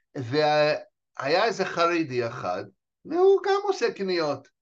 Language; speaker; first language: Hebrew; non-native, fluent; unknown